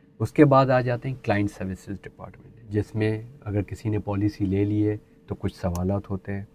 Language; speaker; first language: Urdu; non-native, local second language; Sindhi